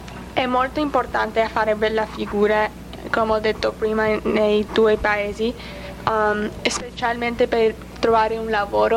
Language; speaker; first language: Italian; non-native, learner; English